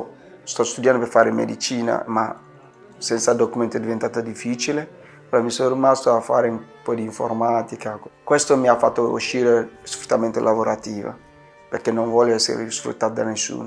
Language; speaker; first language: Italian; non-native, fluent; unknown